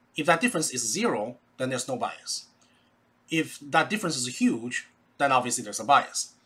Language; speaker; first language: English; non-native, fluent; Chinese